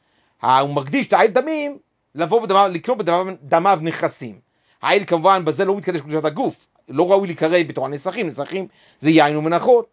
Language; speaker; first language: Hebrew; native; Hebrew